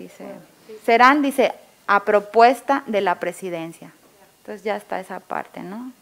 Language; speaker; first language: Spanish; native; Spanish